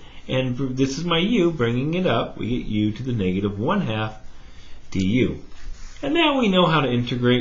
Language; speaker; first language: English; native; English